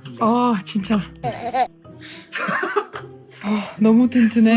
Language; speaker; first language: Korean; non-native, learner; Ukrainian